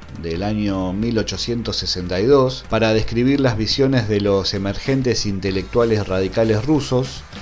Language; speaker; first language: Spanish; native; Spanish